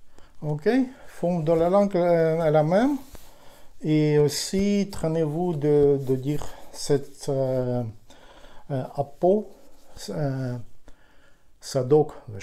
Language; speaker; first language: French; non-native, fluent; Ukrainian